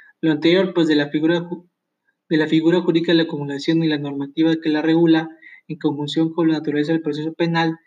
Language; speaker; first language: Spanish; native; Spanish